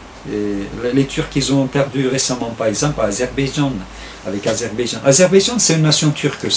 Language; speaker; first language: French; non-native, fluent; Turkish